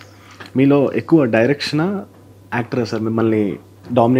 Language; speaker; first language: Telugu; native; Telugu